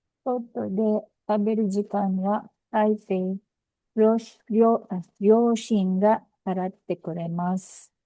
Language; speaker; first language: Japanese; non-native, learner; Filipino